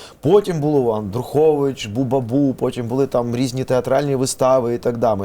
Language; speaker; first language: Ukrainian; non-native, local second language; Russian